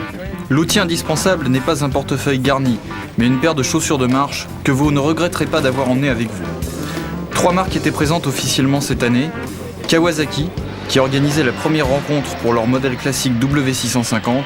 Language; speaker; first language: French; native; French